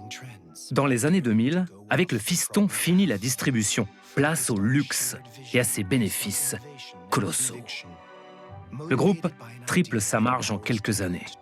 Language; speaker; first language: French; native; French